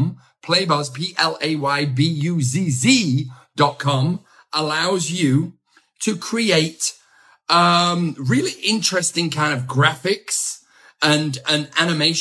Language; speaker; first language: English; native; English